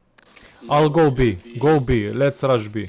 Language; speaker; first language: English; non-native, learner; Macedonian